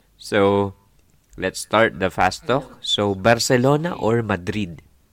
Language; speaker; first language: English; non-native, local second language; Filipino